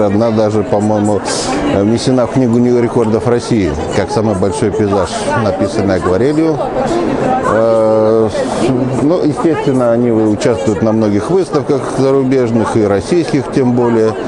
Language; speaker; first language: Russian; native; Russian